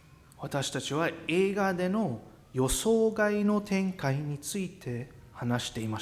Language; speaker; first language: Japanese; non-native, fluent; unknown